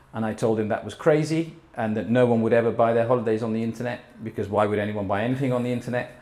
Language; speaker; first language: English; early bilingual, heritage; English